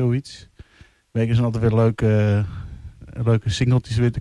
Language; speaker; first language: Dutch; native; Dutch